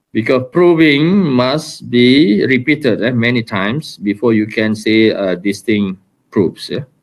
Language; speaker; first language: English; non-native, local second language; Malay